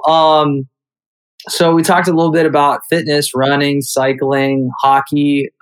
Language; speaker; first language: English; native; English